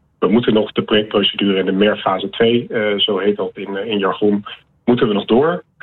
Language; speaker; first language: Dutch; native; Dutch